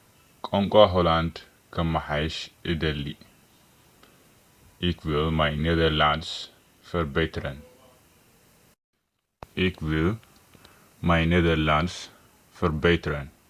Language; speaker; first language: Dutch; non-native, fluent; Tigrinya